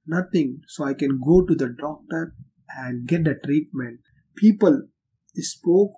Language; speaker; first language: English; non-native, local second language; Hindi